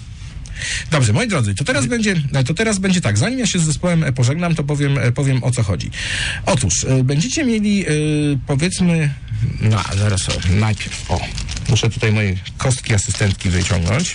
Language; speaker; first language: Polish; native; Polish